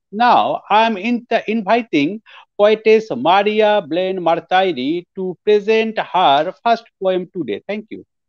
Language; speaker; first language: English; non-native, local second language; Bangla